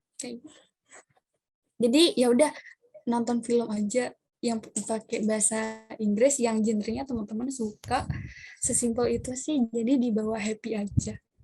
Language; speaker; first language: Indonesian; non-native, local second language; Madurese